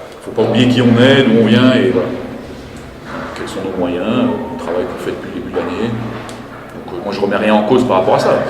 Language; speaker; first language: French; native; French